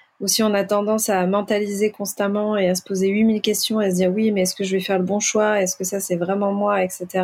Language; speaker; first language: French; native; French